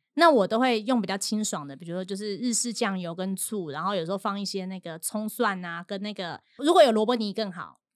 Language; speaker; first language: Chinese; native; Chinese